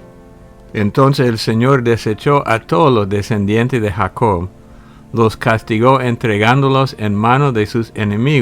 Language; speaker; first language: Spanish; native; Spanish